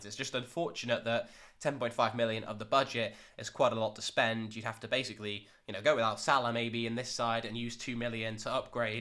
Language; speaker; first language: English; native; English